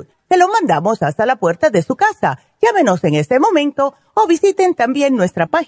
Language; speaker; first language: Spanish; native; Spanish